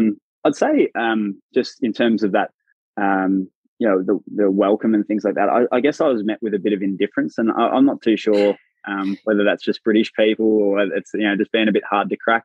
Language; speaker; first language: English; native; English